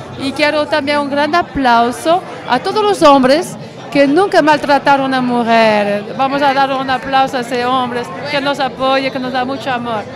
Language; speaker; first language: Spanish; non-native, learner; French